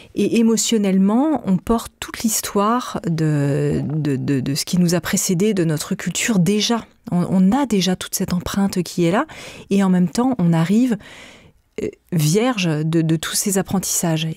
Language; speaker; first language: French; native; French